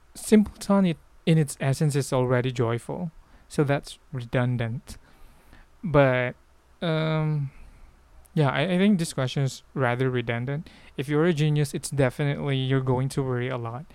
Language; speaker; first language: English; non-native, local second language; Filipino